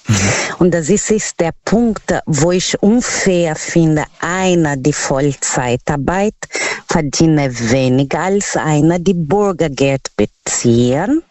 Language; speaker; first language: German; non-native, learner; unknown